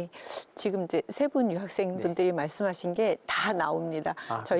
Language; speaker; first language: Korean; native; Korean